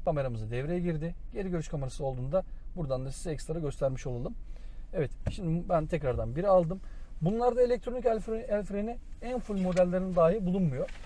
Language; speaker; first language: Turkish; native; Turkish